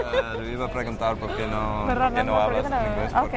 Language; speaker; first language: Spanish; non-native, fluent; English